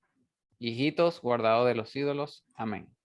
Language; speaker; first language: Spanish; native; Spanish